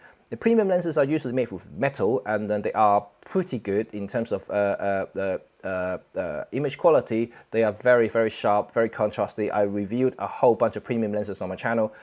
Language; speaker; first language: English; non-native, local second language; Cantonese